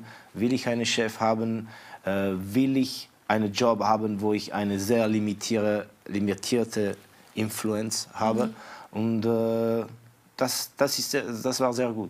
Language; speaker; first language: German; non-native, fluent; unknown